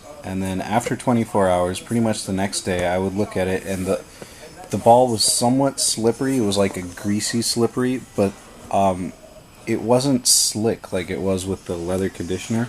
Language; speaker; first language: English; native; English